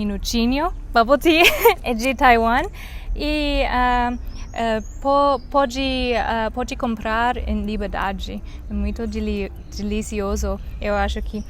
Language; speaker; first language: Portuguese; non-native, learner; Chinese